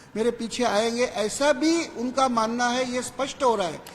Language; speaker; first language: Hindi; non-native, local second language; Marathi